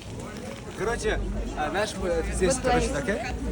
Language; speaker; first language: Russian; non-native, learner; Mongolian